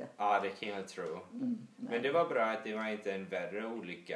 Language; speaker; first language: Swedish; early bilingual, heritage; English